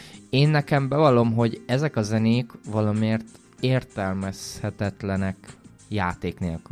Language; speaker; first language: Hungarian; native; Hungarian